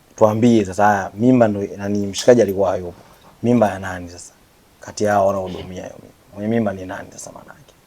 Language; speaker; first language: Swahili; native; Swahili